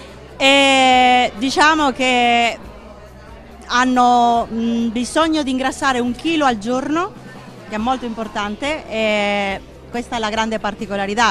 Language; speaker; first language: Italian; non-native, fluent; Spanish